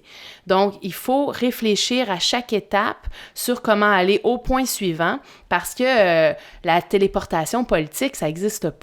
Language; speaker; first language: French; native; French